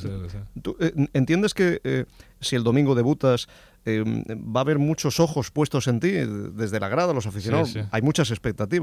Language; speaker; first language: Spanish; native; Spanish